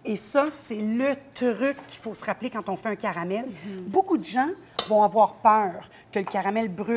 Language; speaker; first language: French; native; French